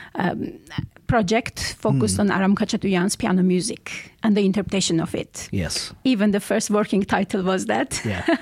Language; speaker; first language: English; non-native, fluent; Armenian